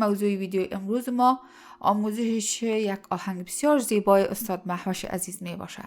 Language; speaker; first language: Persian; native; Persian